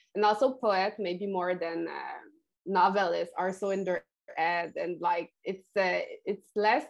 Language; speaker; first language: English; non-native, fluent; French